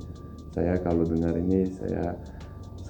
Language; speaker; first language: Indonesian; non-native, fluent; Turkish